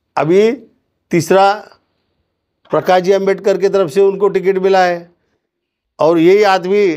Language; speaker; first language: Hindi; non-native, local second language; Marathi